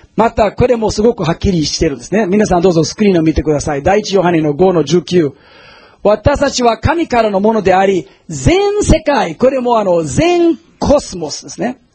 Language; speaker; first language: Japanese; non-native, fluent; English